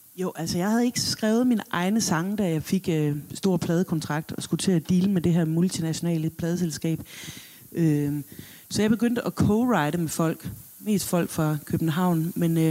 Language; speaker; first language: Danish; native; Danish